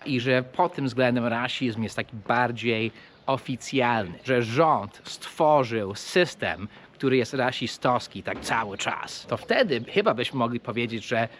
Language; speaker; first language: Polish; early bilingual, heritage; English